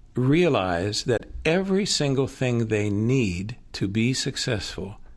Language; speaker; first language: English; native; English